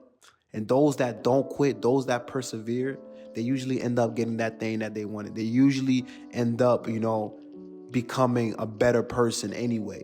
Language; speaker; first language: English; native; English